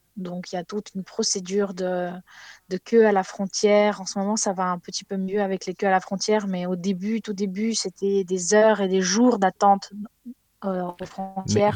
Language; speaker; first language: French; non-native, fluent; Ukrainian